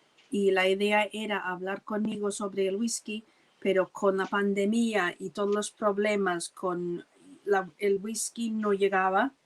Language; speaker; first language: Spanish; non-native, fluent; English